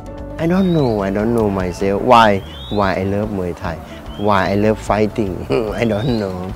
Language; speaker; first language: English; non-native, learner; Thai